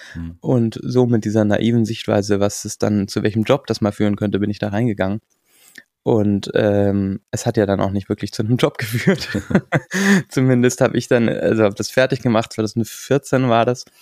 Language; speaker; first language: German; native; German